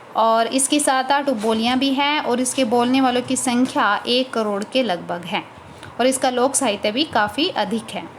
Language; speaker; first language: Hindi; native; Hindi